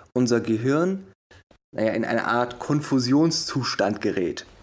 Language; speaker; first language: German; native; German